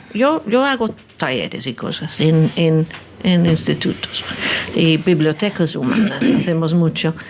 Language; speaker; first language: Spanish; non-native, fluent; English